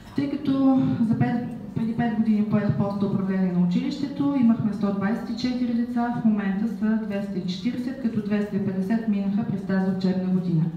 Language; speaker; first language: Bulgarian; native; Bulgarian